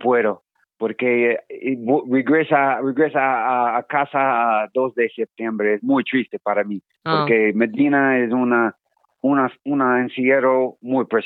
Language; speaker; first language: Spanish; non-native, learner; English